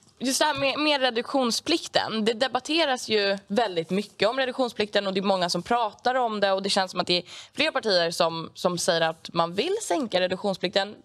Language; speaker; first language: Swedish; native; Swedish